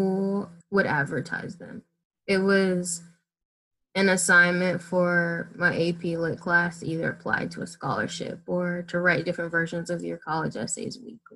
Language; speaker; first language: English; native; English